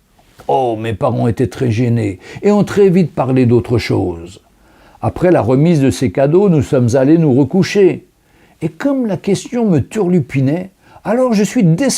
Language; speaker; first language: French; native; French